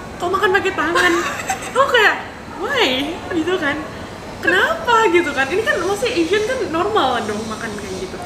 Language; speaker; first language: Indonesian; native; Indonesian